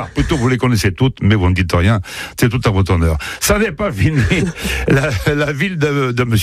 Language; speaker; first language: French; native; French